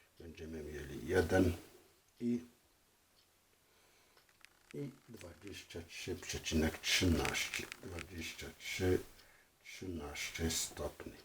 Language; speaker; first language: Polish; non-native, fluent; French